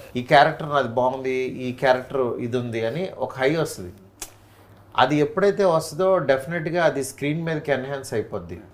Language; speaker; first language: Telugu; native; Telugu